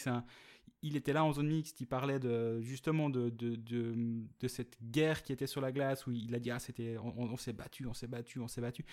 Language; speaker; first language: French; native; French